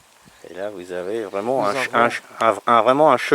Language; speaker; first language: French; native; French